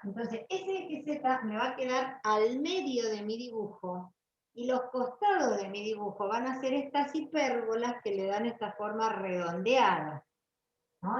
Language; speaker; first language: Spanish; native; Spanish